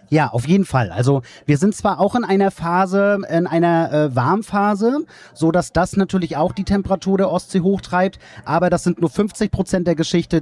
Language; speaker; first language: German; native; German